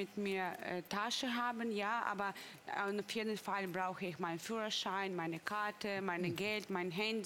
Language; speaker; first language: German; non-native, fluent; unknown